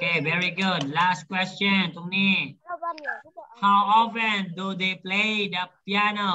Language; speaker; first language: English; non-native, fluent; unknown